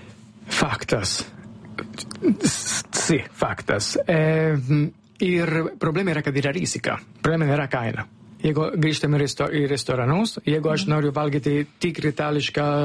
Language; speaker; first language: Lithuanian; non-native, learner; Italian